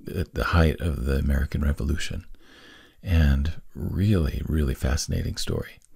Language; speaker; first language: English; native; English